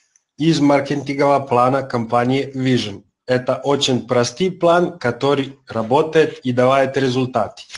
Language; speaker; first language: Russian; non-native, learner; Serbian